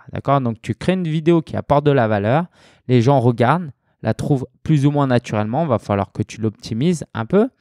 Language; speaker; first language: French; native; French